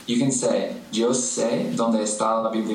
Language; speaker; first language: Spanish; non-native, fluent; English